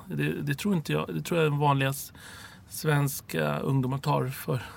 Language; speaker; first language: Swedish; early bilingual, other home language; Arabic